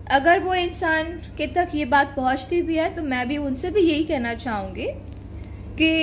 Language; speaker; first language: Hindi; non-native, local second language; Gujarati